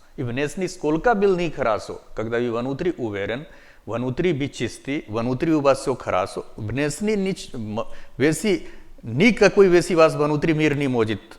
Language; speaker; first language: Russian; non-native, learner; Hindi